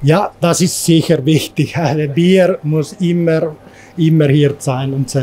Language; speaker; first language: German; non-native, learner; Spanish